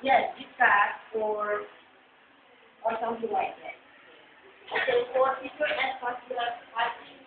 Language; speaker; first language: English; non-native, learner; Indonesian